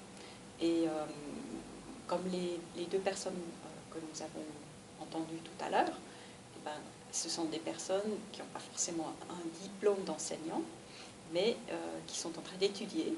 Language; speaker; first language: French; native; French